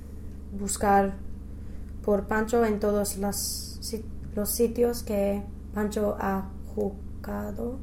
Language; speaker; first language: Spanish; non-native, learner; English